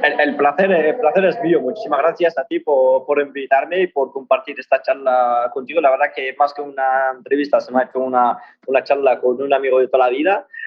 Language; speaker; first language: Spanish; early bilingual, other home language; Arabic